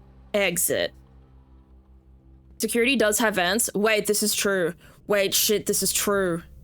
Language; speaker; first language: English; native; English